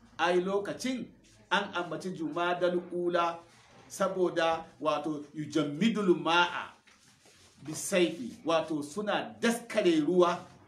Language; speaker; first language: Hausa; non-native, local second language; Fula